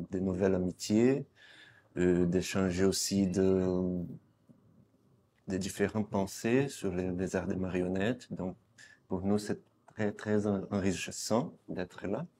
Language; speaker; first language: French; non-native, fluent; Portuguese